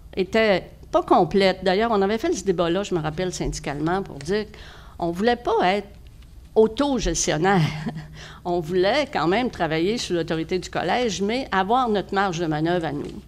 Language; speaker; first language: French; native; French